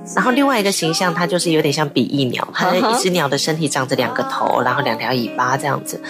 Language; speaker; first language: Chinese; non-native, local second language; Hakka Chinese